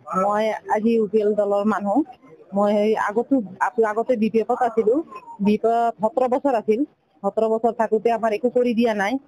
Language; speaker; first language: Assamese; non-native, local second language; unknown